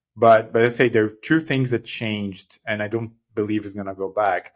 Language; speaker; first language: English; non-native, fluent; Portuguese